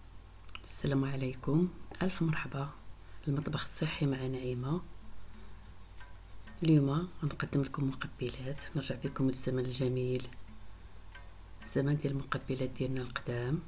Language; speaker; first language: Arabic; native; Arabic